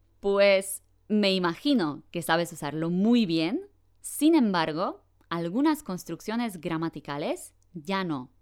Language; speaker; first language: Spanish; non-native, fluent; Polish